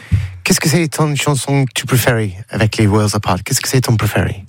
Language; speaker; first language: French; non-native, learner; English